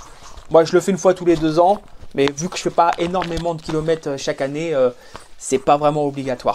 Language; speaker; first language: French; native; French